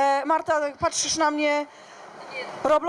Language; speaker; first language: Polish; native; Polish